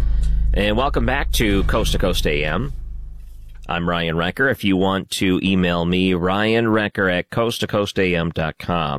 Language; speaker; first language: English; native; English